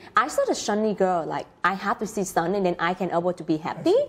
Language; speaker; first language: English; non-native, learner; Vietnamese